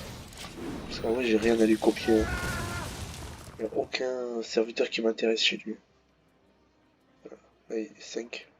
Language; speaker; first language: French; native; French